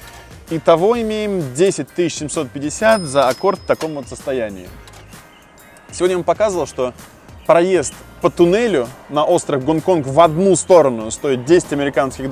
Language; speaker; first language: Russian; native; Russian